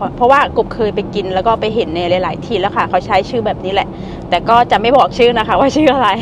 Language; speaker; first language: Thai; native; Thai